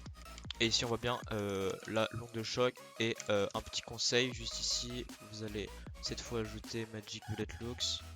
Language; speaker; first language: French; native; French